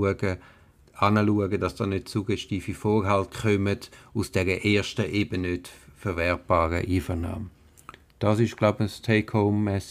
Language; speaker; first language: German; native; German